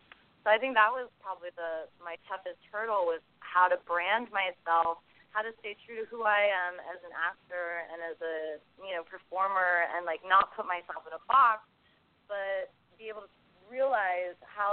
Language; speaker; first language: English; native; English